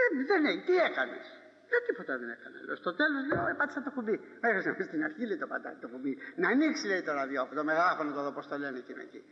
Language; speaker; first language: Greek; native; Greek